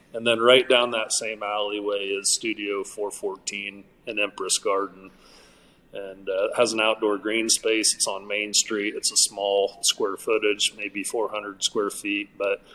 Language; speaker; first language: English; native; English